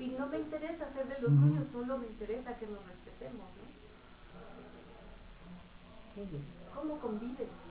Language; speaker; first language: Spanish; native; Spanish